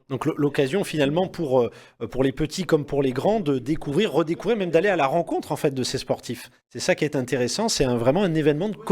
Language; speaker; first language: French; native; French